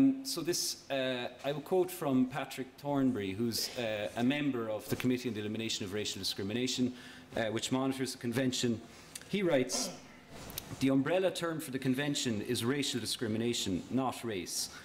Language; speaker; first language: English; native; English